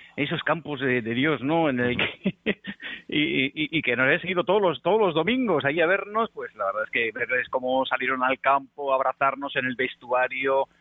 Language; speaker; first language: Spanish; native; Spanish